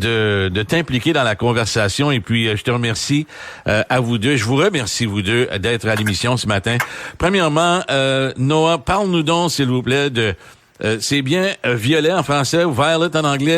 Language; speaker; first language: French; native; French